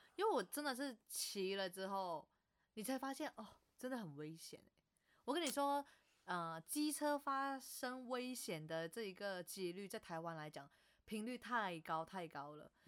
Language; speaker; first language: Chinese; non-native, local second language; Cantonese